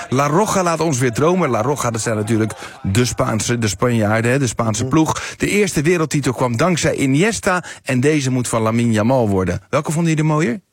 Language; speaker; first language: Dutch; native; Dutch